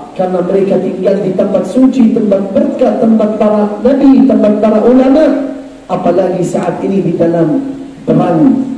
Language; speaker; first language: Indonesian; non-native, fluent; Arabic